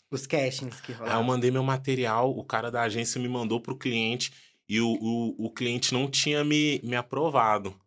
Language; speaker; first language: Portuguese; early bilingual, other home language; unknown